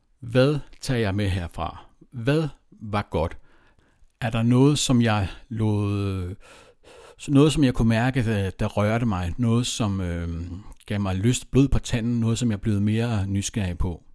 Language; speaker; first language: Danish; native; Danish